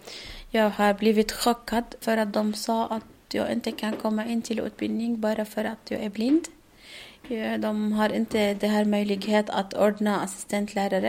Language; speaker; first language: Swedish; non-native, learner; Arabic